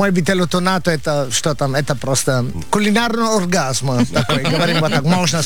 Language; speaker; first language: Russian; non-native, fluent; Italian